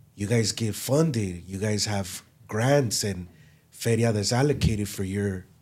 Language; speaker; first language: English; native; English